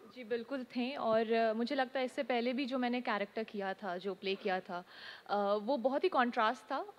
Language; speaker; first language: Hindi; native; Hindi